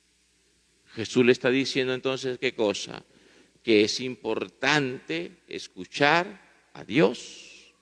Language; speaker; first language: Spanish; native; Spanish